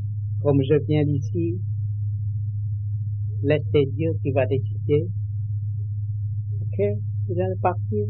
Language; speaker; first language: French; non-native, learner; Vietnamese